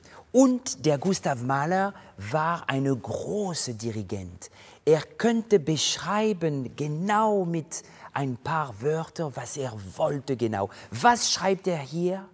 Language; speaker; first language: German; non-native, fluent; French